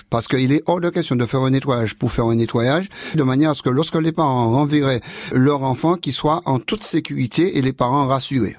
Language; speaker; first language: French; native; French